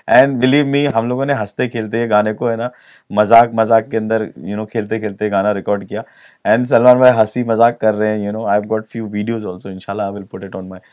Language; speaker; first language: Hindi; native; Hindi